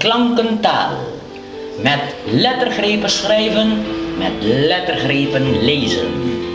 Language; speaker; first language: Dutch; non-native, local second language; Papiamento